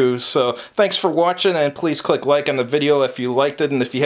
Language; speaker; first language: English; native; English